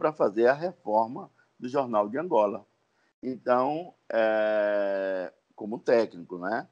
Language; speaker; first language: Portuguese; native; Portuguese